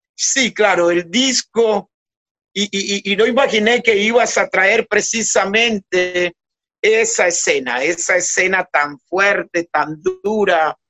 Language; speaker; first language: Spanish; native; Spanish